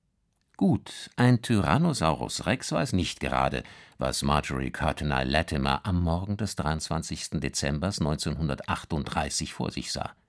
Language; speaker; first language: German; native; German